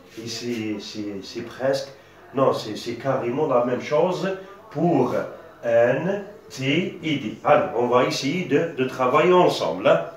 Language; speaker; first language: French; non-native, local second language; Arabic